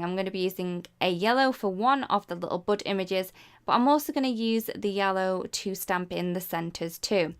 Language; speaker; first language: English; native; English